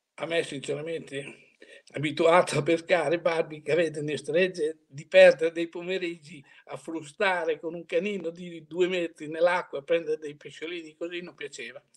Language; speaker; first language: Italian; native; Italian